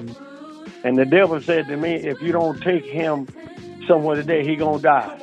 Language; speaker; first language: English; native; English